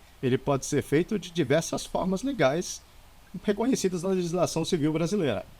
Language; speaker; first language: Portuguese; native; Portuguese